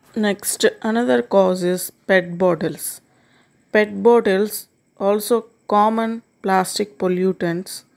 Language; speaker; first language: English; non-native, local second language; Telugu